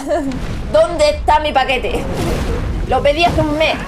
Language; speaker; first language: Spanish; native; Spanish